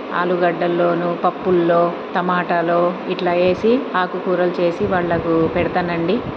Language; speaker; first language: Telugu; non-native, local second language; Urdu